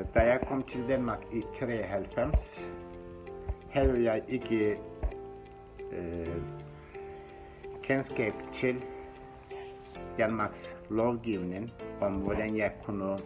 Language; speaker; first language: Danish; non-native, fluent; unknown